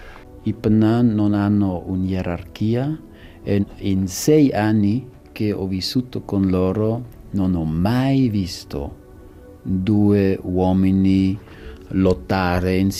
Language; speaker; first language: Italian; non-native, learner; Swiss German